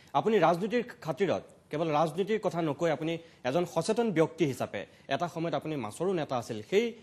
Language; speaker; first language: Assamese; native; Assamese